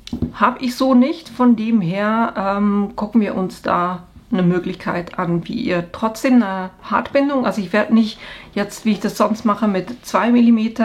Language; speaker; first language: German; native; German